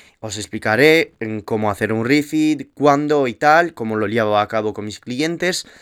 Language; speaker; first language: Spanish; early bilingual, heritage; Spanish